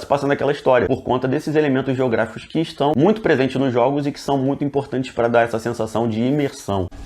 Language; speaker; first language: Portuguese; native; Portuguese